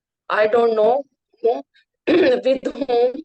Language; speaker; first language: English; non-native, learner; Hindi